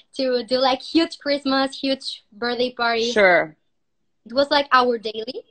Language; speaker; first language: English; non-native, learner; Spanish